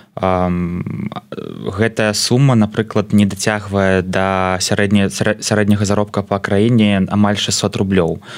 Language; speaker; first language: Belarusian; non-native, local second language; Russian